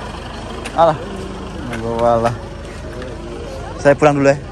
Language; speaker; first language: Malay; non-native, local second language; Javanese